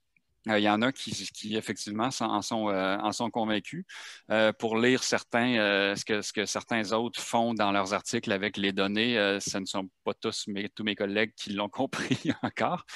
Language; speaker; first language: French; native; French